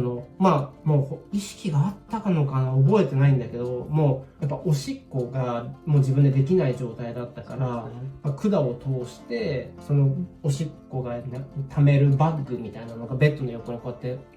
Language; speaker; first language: Japanese; native; Japanese